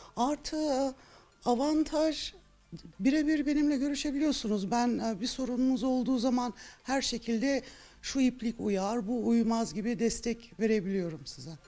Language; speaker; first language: Turkish; early bilingual, heritage; Turkish